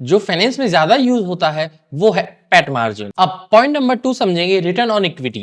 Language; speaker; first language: Hindi; native; Hindi